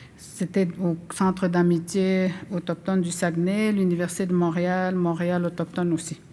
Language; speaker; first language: French; non-native, local second language; Innu-aimun